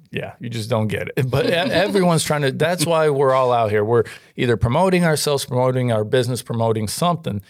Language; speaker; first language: English; non-native, fluent; Ukrainian